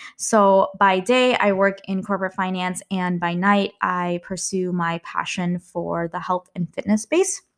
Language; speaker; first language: English; early bilingual, other home language; Malayalam